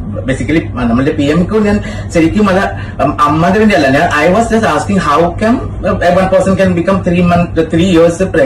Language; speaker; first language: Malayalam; non-native, local second language; Assamese